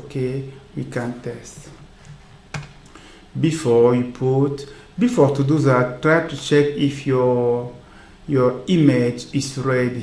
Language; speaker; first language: English; non-native, learner; French